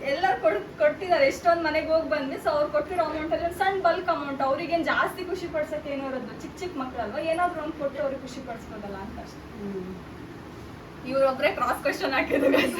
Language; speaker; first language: Kannada; native; Kannada